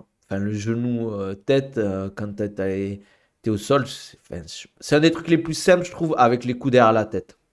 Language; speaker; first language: French; native; French